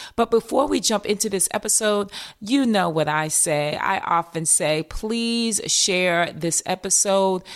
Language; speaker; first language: English; native; English